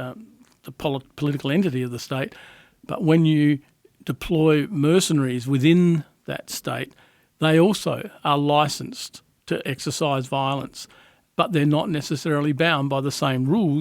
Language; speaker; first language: English; native; English